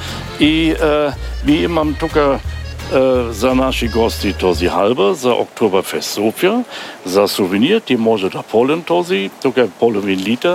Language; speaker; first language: Bulgarian; non-native, learner; German